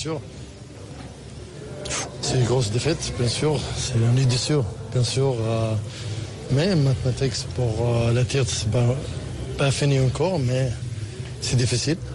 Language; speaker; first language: French; non-native, learner; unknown